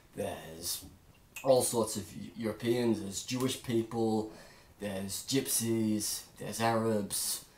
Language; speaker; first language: English; native; English